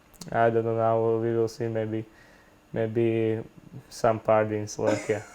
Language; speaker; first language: English; non-native, learner; Slovak